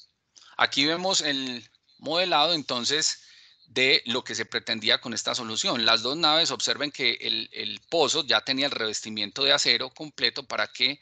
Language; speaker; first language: Spanish; native; Spanish